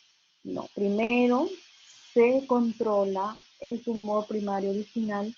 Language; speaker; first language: Spanish; native; Spanish